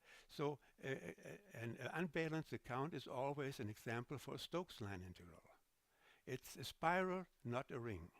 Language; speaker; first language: English; non-native, fluent; German